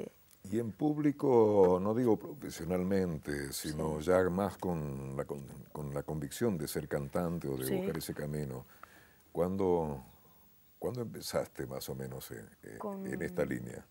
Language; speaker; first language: Spanish; native; Spanish